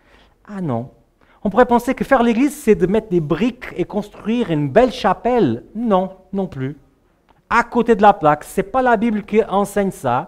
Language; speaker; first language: French; native; French